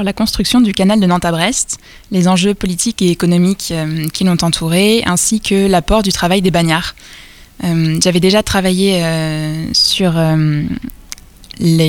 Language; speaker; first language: French; native; French